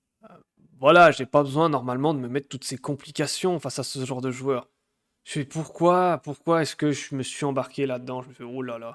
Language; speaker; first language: French; native; French